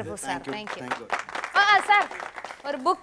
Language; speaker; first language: Tamil; non-native, learner; Malayalam